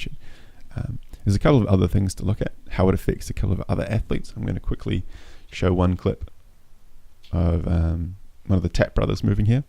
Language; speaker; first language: English; native; English